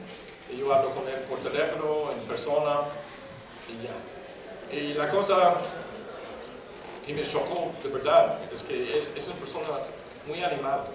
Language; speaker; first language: Spanish; non-native, fluent; English